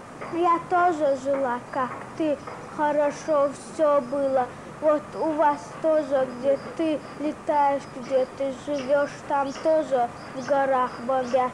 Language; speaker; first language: Russian; non-native, local second language; Chechen